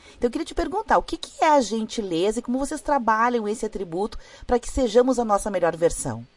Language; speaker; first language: Portuguese; native; Portuguese